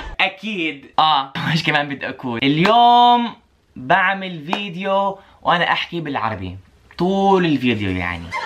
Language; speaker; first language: Arabic; non-native, fluent; English